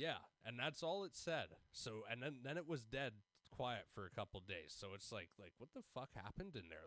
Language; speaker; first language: English; native; English